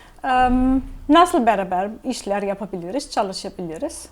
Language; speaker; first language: Turkish; non-native, fluent; German